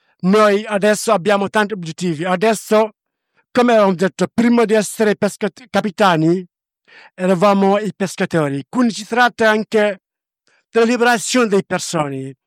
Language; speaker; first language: Italian; non-native, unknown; Wolof